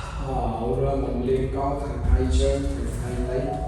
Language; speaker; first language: Vietnamese; non-native, fluent; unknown